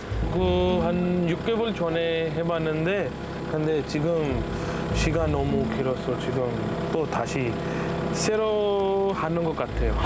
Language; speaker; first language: Korean; non-native, learner; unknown